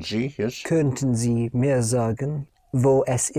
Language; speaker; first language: German; non-native, learner; English